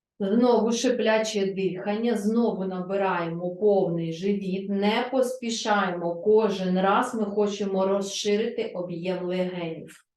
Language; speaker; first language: Ukrainian; non-native, local second language; Russian